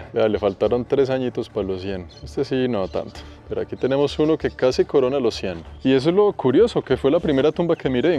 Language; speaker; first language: Spanish; native; Spanish